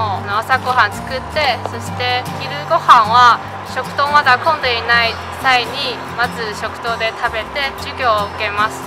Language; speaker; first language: Japanese; non-native, fluent; Chinese